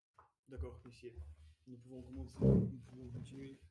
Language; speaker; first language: French; non-native, learner; Russian